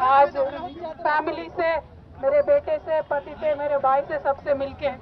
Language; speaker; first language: Hindi; non-native, local second language; Telugu